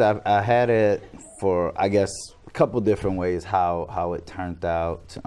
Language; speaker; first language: English; native; English